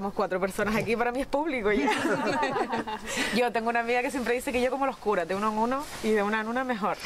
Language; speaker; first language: Spanish; native; Spanish